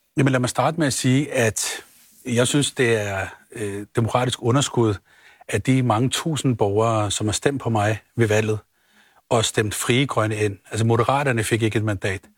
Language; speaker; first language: Danish; early bilingual, other home language; Urdu